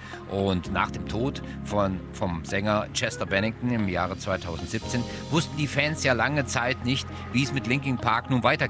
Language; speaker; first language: German; native; German